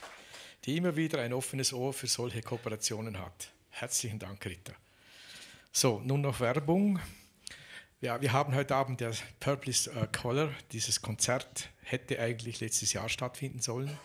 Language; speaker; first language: German; native; German